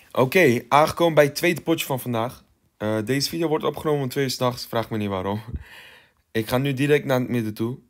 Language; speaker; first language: Dutch; early bilingual, other home language; Turkish